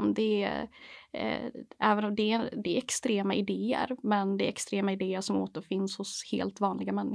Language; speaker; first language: Swedish; native; Swedish